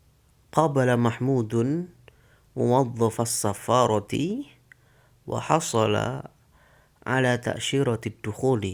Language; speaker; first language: Arabic; non-native, fluent; Indonesian